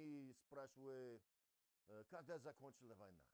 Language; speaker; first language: Russian; non-native, learner; English